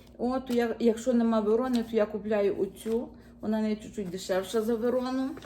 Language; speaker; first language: Ukrainian; native; Ukrainian